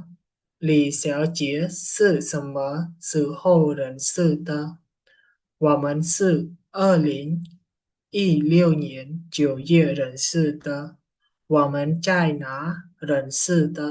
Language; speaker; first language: Chinese; non-native, fluent; Khmer